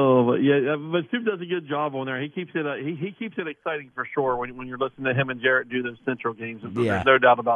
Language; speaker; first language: English; native; English